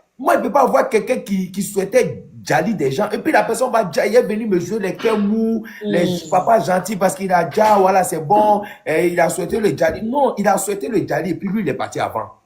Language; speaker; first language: French; non-native, local second language; Dyula